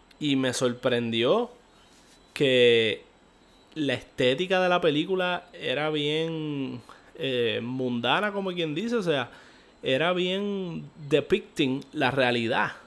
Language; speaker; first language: Spanish; native; Spanish